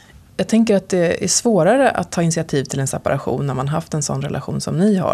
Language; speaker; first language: Swedish; native; Swedish